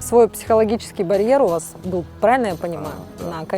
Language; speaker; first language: Russian; native; Russian